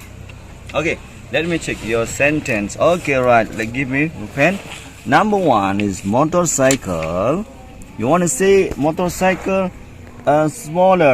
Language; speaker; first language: English; non-native, learner; Indonesian